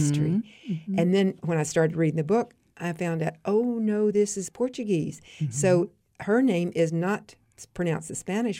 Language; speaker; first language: English; native; English